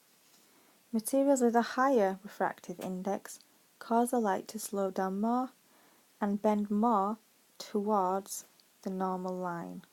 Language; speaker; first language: English; native; English